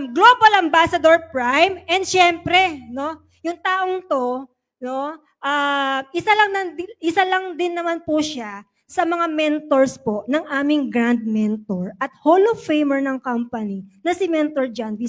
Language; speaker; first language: Filipino; native; Filipino